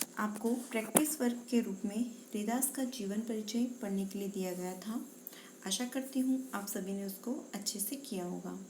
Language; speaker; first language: Hindi; native; Hindi